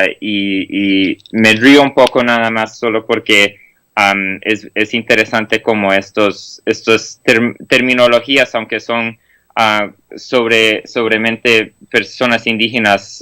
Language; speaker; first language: Spanish; non-native, fluent; English